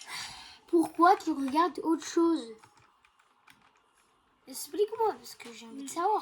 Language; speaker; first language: French; native; French